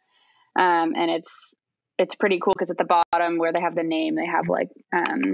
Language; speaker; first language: English; native; English